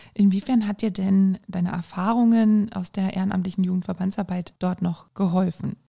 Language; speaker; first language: German; native; German